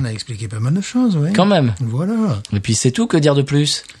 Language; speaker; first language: French; native; French